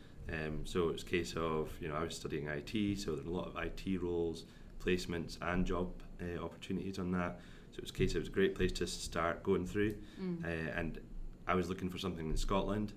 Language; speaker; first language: English; native; English